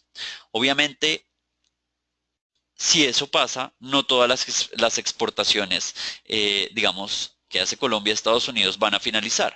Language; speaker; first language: Spanish; native; Spanish